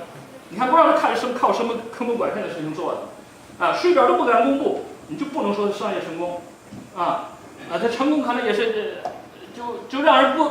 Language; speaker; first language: Chinese; native; Chinese